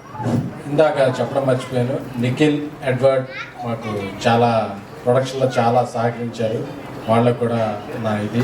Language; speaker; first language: Telugu; native; Telugu